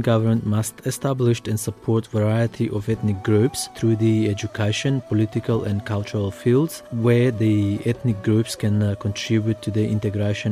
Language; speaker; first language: English; non-native, fluent; Macedonian